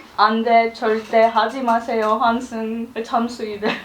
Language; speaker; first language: Korean; non-native, learner; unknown